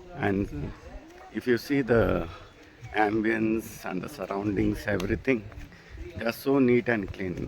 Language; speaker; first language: English; non-native, local second language; Telugu